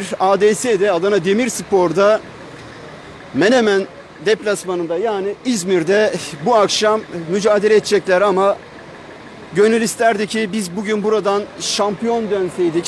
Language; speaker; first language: Turkish; native; Turkish